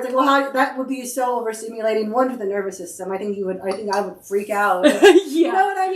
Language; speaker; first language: English; native; English